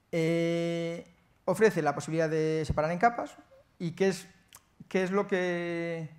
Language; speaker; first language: Spanish; native; Spanish